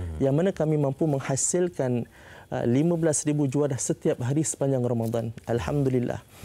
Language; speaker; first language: Malay; native; Malay